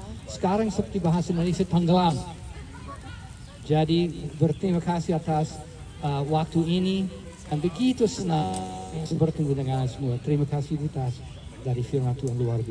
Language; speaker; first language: Indonesian; non-native, fluent; English